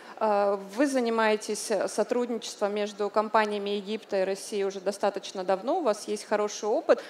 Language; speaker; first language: Russian; native; Russian